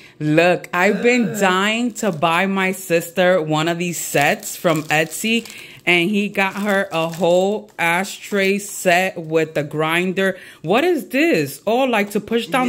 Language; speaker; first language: English; native; English